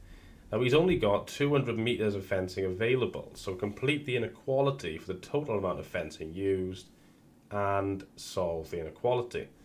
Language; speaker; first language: English; native; English